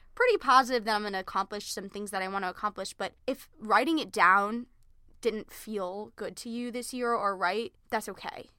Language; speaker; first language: English; native; English